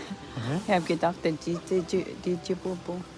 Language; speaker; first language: German; non-native, learner; Cebuano